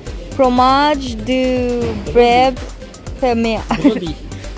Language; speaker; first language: French; non-native, learner; Filipino